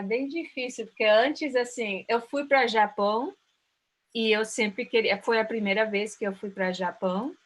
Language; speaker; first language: Portuguese; early bilingual, heritage; Portuguese